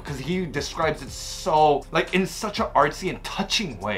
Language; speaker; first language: English; native; English